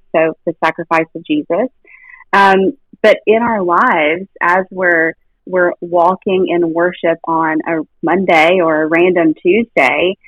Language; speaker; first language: English; native; English